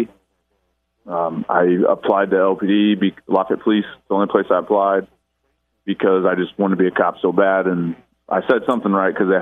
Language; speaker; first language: English; native; English